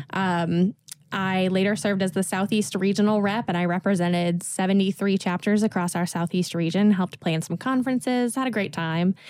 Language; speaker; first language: English; native; English